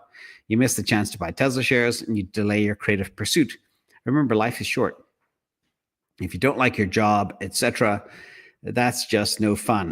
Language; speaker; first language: English; native; English